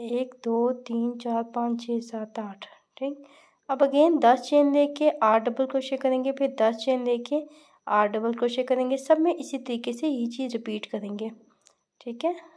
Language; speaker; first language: Urdu; native; Urdu